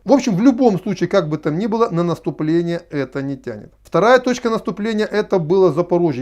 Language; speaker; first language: Russian; native; Russian